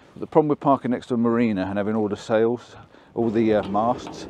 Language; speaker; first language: English; native; English